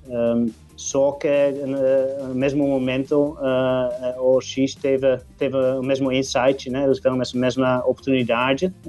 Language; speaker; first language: Portuguese; non-native, fluent; Dutch